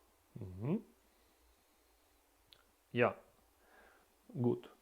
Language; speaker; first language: German; non-native, learner; Russian